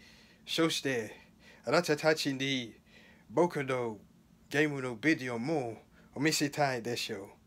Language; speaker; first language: Japanese; non-native, learner; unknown